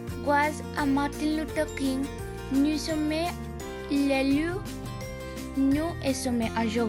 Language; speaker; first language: French; non-native, learner; English